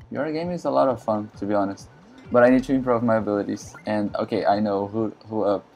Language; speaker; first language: English; non-native, learner; Portuguese